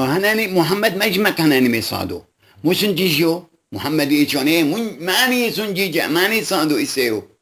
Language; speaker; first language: Korean; non-native, local second language; Arabic